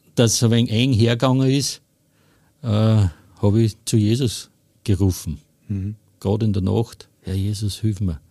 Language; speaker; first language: German; native; German